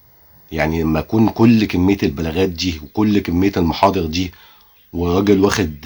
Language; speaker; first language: Arabic; native; Arabic